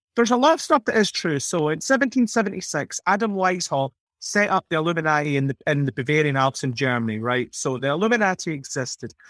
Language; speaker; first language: English; native; English